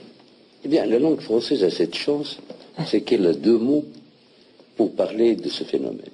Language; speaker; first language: French; non-native, local second language; Arabic